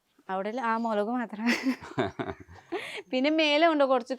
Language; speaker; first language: Malayalam; non-native, learner; Nepali